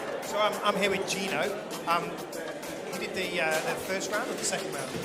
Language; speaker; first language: English; native; English